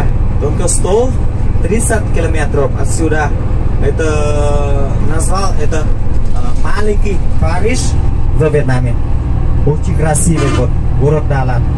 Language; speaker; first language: Russian; non-native, learner; Vietnamese